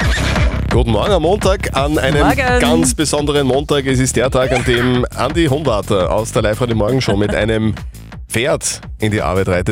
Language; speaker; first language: German; native; German